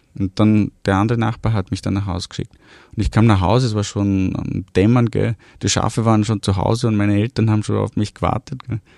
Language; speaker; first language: German; early bilingual, other home language; Romanian